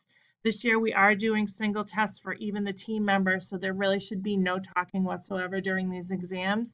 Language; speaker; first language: English; native; English